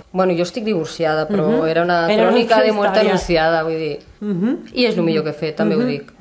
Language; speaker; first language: Catalan; non-native, fluent; Italian